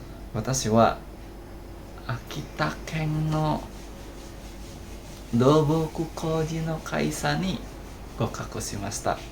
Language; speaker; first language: Japanese; non-native, learner; Indonesian